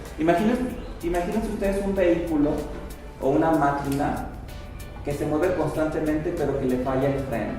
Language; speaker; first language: Spanish; native; Spanish